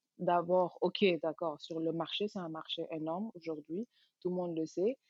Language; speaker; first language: French; non-native, local second language; Serer